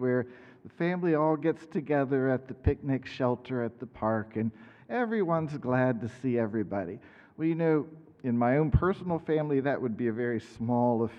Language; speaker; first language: English; native; English